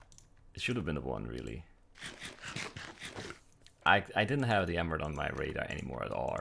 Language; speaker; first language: English; native; English